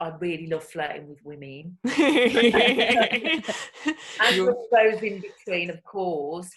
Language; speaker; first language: English; native; English